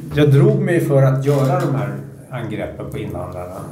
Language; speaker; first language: Swedish; native; Swedish